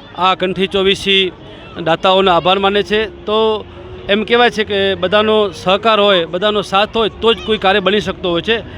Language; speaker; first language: Gujarati; native; Gujarati